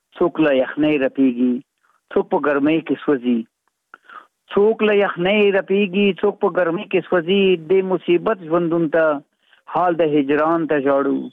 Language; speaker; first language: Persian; non-native, local second language; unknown